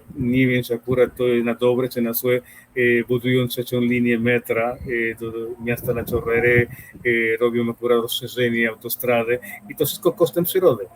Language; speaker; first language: Polish; non-native, fluent; Spanish